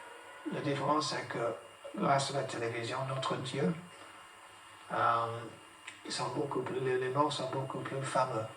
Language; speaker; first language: French; non-native, fluent; English